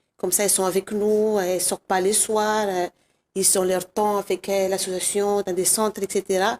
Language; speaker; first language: French; non-native, local second language; Malagasy